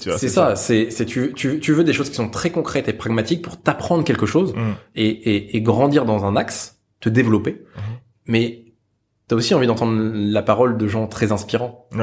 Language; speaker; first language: French; native; French